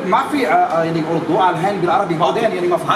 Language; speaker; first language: Arabic; non-native, learner; Urdu